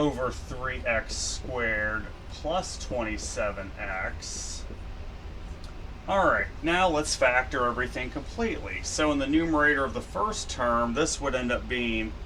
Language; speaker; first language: English; native; English